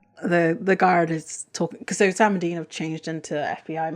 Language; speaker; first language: English; native; English